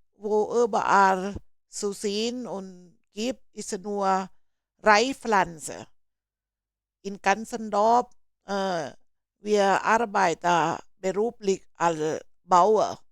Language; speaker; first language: German; non-native, learner; Thai